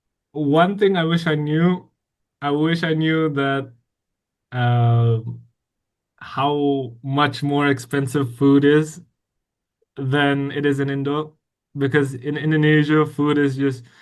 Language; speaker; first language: English; non-native, fluent; Indonesian